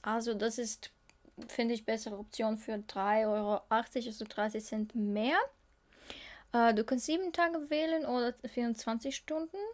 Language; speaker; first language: German; non-native, learner; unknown